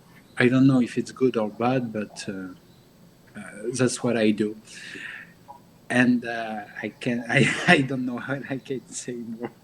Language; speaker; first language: English; non-native, learner; French